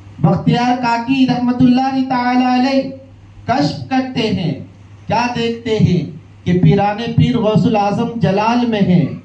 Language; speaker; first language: Urdu; native; Urdu